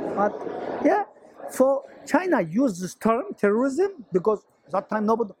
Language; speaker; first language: English; non-native, learner; Chinese